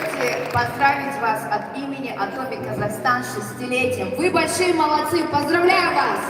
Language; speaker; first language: Russian; native; Russian